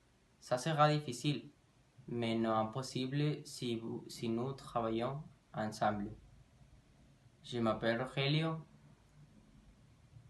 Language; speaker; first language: French; non-native, learner; Spanish